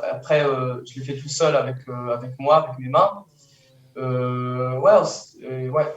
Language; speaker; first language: French; early bilingual, heritage; French